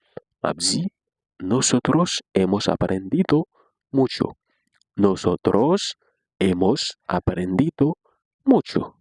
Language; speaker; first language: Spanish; non-native, learner; Haitian Creole